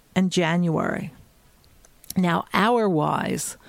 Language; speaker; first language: English; native; English